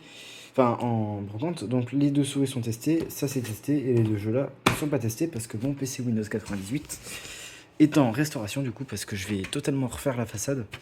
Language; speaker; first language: French; native; French